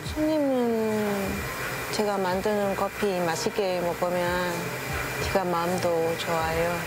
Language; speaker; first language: Korean; non-native, fluent; Vietnamese